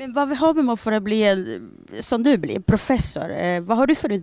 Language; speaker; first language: Swedish; native; Swedish